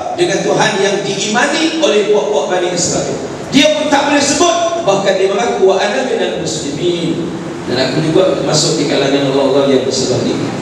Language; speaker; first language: Malay; native; Malay